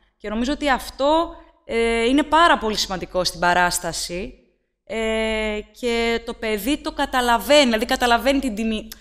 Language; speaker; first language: Greek; native; Greek